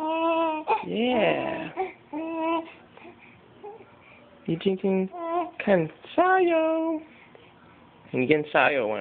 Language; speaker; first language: Cantonese; early bilingual, heritage; Cantonese